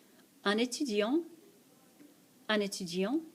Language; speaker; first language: French; non-native, fluent; English